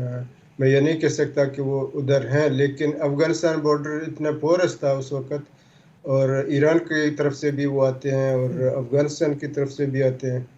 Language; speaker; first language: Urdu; non-native, local second language; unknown